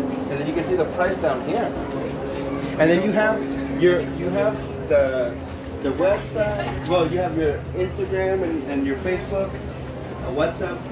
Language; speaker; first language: English; native; English